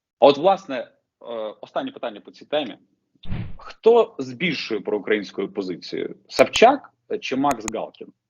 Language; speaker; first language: Ukrainian; native; Ukrainian